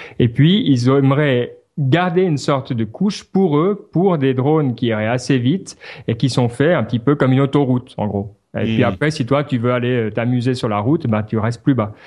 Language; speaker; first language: French; native; French